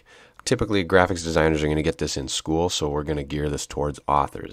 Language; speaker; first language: English; native; English